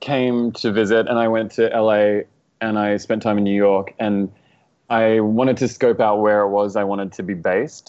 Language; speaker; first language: English; native; English